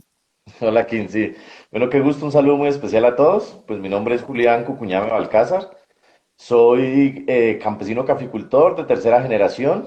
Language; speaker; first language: Spanish; native; Spanish